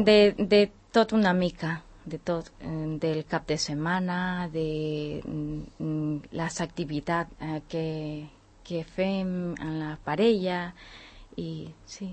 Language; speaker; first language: Catalan; non-native, learner; Spanish